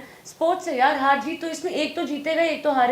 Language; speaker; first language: Hindi; native; Hindi